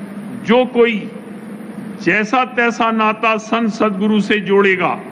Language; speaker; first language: Hindi; native; Hindi